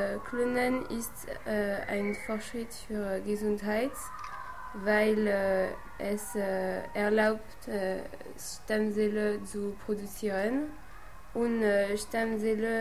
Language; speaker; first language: German; non-native, learner; French